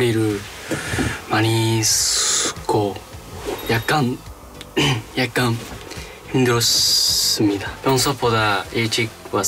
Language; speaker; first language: Korean; non-native, learner; Japanese